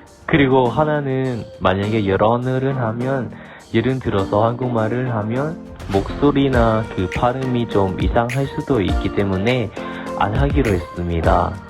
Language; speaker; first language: Korean; non-native, learner; Lao